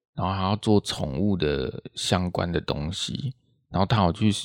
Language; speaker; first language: Chinese; native; Chinese